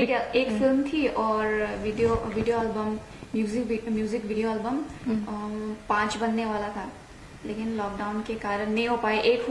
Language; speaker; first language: Hindi; non-native, local second language; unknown